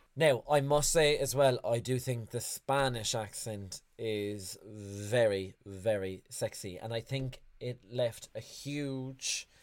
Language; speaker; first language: English; native; English